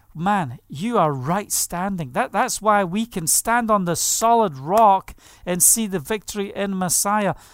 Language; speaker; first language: English; native; English